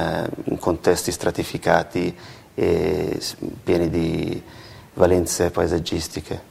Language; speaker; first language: Italian; native; Italian